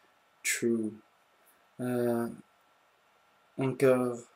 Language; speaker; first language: French; non-native, local second language; English